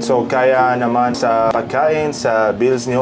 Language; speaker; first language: Filipino; non-native, learner; Arabic